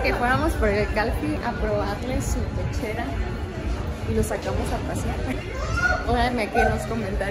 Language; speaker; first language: Spanish; native; Spanish